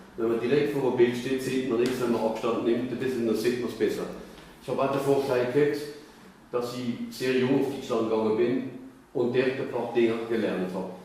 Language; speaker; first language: German; non-native, local second language; Swiss German